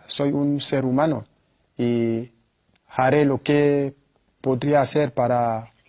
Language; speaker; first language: Spanish; non-native, fluent; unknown